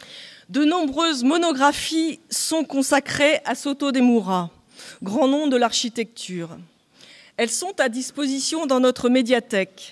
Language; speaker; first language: French; native; French